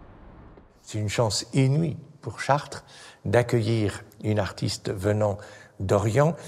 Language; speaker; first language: French; native; French